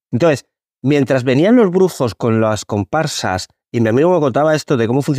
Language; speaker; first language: Spanish; native; Spanish